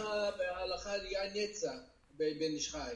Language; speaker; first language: Hebrew; non-native, learner; English